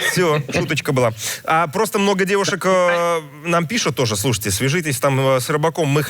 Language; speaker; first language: Russian; native; Russian